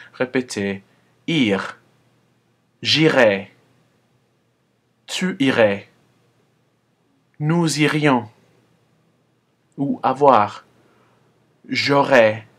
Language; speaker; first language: French; non-native, fluent; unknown